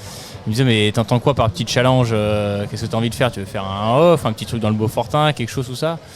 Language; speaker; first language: French; native; French